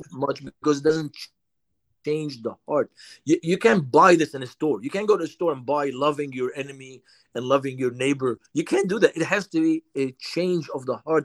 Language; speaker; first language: English; non-native, fluent; Arabic